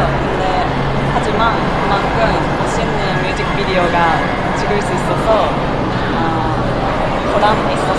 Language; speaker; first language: Korean; non-native, learner; Japanese